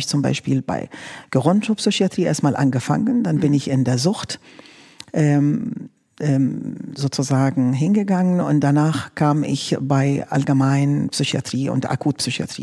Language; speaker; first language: German; non-native, fluent; Arabic